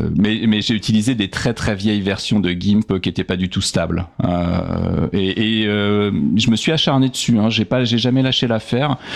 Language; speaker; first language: French; native; French